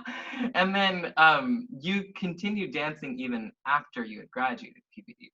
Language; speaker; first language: English; native; English